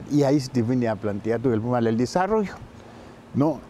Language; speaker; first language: Spanish; non-native, fluent; Haitian Creole